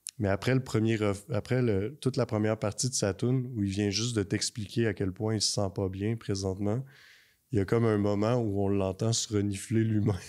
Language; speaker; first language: French; native; French